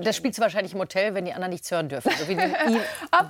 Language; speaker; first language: German; native; German